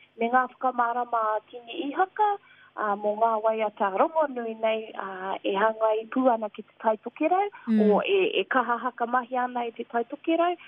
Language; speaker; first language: Māori; native; Māori